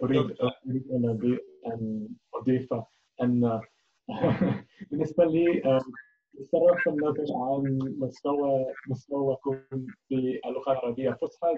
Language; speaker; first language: Arabic; non-native, learner; English